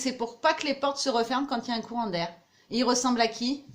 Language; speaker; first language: French; native; French